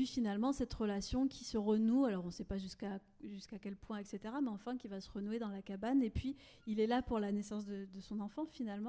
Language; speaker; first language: French; native; French